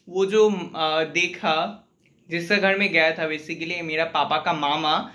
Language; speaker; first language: Hindi; non-native, local second language; Bangla